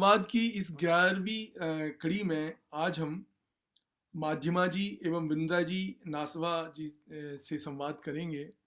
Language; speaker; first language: Hindi; native; Hindi